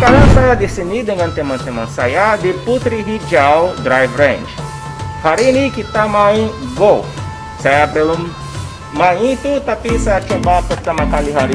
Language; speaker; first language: Indonesian; non-native, fluent; Portuguese